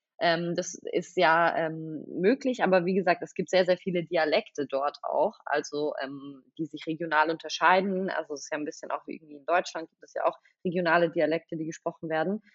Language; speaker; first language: German; native; German